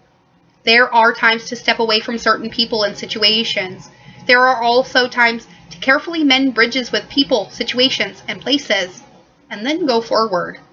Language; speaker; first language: English; native; English